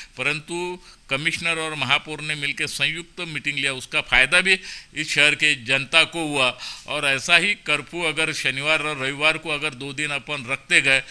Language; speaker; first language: Hindi; non-native, local second language; Marathi